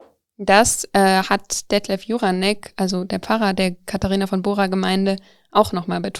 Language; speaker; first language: German; native; German